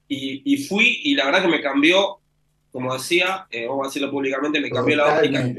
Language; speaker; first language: Spanish; native; Spanish